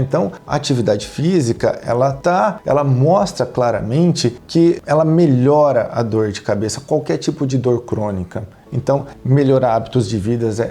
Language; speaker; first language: Portuguese; native; Portuguese